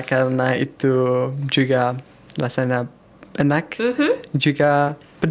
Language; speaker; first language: Indonesian; non-native, learner; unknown